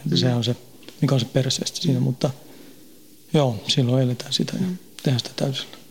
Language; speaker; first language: Finnish; early bilingual, heritage; Finnish